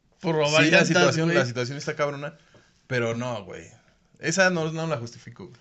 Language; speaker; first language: Spanish; native; Spanish